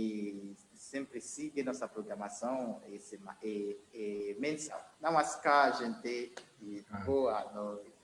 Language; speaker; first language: Portuguese; non-native, learner; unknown